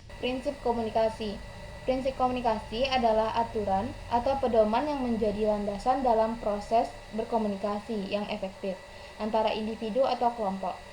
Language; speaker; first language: Indonesian; non-native, local second language; Minangkabau